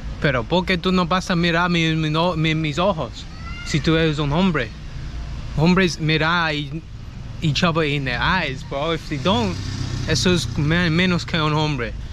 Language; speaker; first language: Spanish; non-native, learner; English